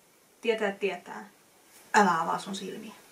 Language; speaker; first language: Finnish; native; Finnish